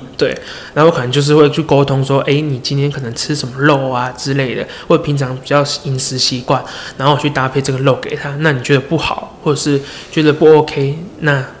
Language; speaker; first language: Chinese; native; Chinese